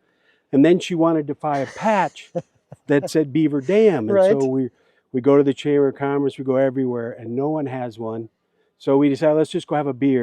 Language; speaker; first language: English; native; English